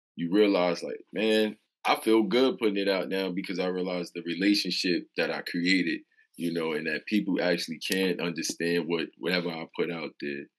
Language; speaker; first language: English; native; English